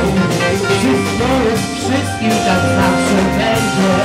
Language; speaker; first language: Polish; non-native, fluent; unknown